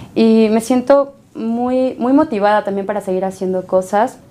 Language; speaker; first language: Spanish; native; Spanish